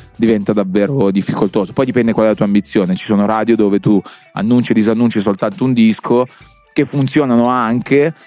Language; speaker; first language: Italian; native; Italian